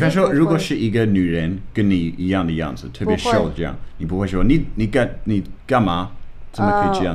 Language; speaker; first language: Chinese; non-native, fluent; English